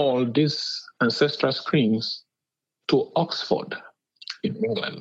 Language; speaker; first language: English; non-native, local second language; Igbo